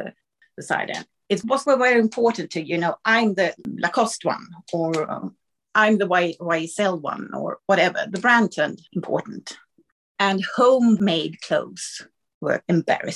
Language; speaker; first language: English; non-native, fluent; Swedish